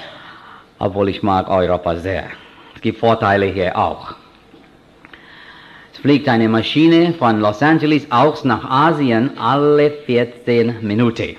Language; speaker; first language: German; non-native, fluent; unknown